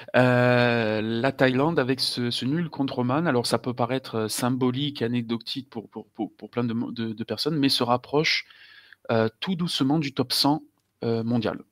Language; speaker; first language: French; native; French